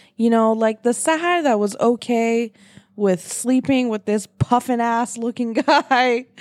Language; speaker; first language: English; early bilingual, other home language; Persian